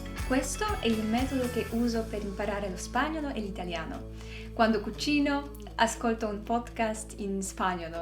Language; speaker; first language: Italian; non-native, learner; Polish